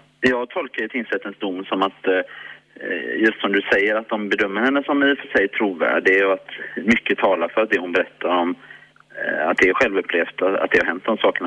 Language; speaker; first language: Swedish; native; Swedish